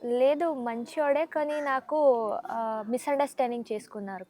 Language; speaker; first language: Telugu; non-native, learner; Kannada